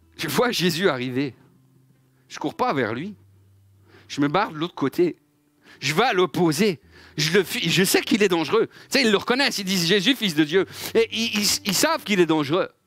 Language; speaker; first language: French; native; French